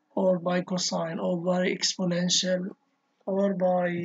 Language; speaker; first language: English; non-native, local second language; Arabic